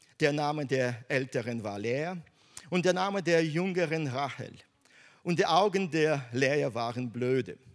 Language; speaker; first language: German; non-native, fluent; Russian